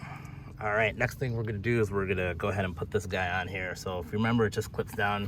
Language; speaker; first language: English; native; English